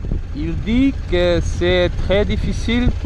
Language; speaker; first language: French; non-native, learner; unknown